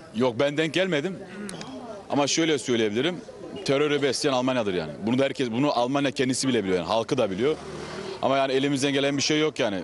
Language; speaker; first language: Turkish; early bilingual, heritage; Turkish